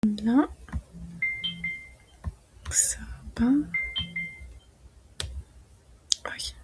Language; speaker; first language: French; non-native, fluent; Spanish